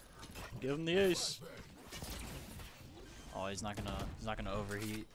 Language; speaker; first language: English; native; English